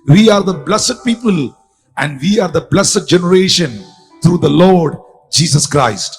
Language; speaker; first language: English; non-native, local second language; Malayalam